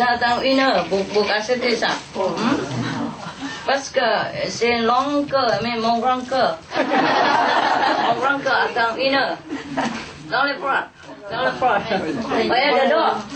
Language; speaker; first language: French; non-native, learner; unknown